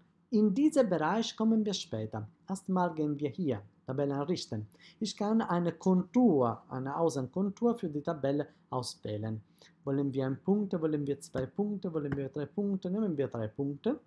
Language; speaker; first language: German; non-native, fluent; Italian